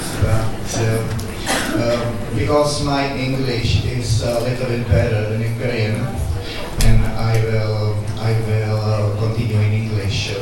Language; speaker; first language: English; non-native, learner; Czech